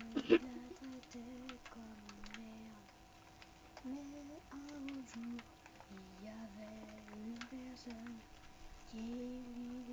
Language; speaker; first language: French; native; French